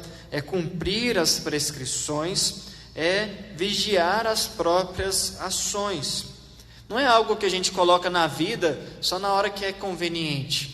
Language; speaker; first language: Portuguese; native; Portuguese